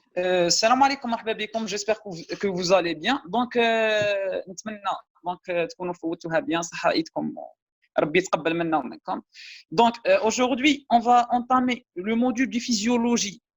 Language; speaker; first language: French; non-native, local second language; Arabic